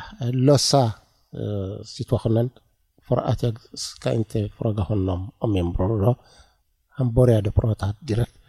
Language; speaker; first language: Swedish; non-native, learner; Tigrinya